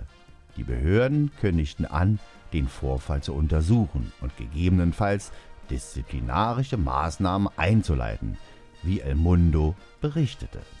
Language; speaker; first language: German; native; German